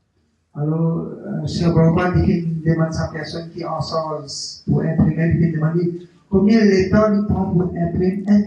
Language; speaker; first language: French; non-native, local second language; Morisyen